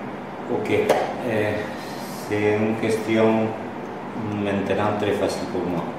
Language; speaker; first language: French; non-native, learner; Spanish